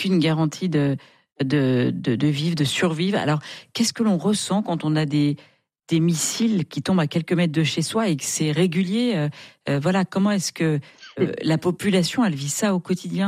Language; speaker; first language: French; native; French